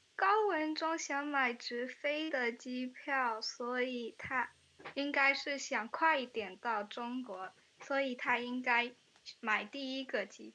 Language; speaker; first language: Chinese; non-native, learner; English